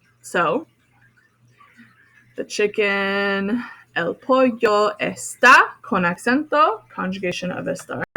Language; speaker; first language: Spanish; non-native, fluent; English